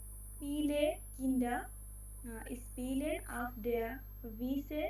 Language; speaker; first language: German; non-native, learner; Bangla